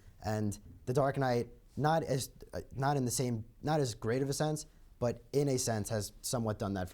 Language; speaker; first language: English; native; English